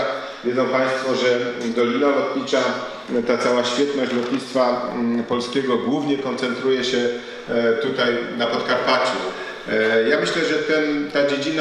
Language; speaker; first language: Polish; native; Polish